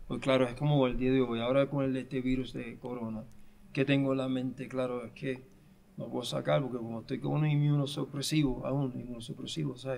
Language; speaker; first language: Spanish; early bilingual, heritage; Spanish